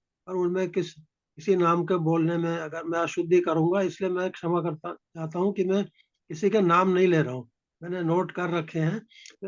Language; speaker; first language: Hindi; native; Hindi